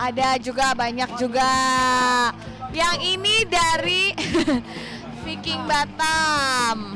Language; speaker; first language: Indonesian; native; Indonesian